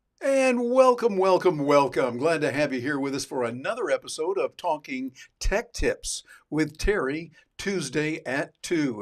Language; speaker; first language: English; native; English